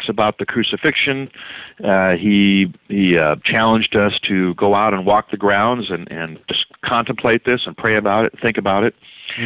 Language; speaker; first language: English; native; English